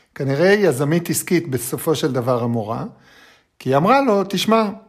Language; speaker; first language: Hebrew; native; Hebrew